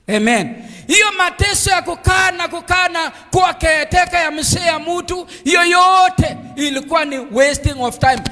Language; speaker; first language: Swahili; non-native, local second language; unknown